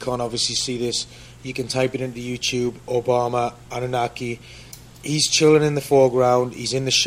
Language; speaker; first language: English; native; English